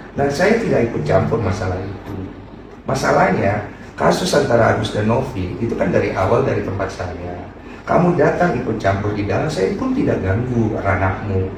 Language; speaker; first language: Indonesian; native; Indonesian